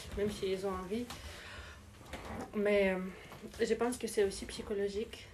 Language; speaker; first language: French; non-native, learner; English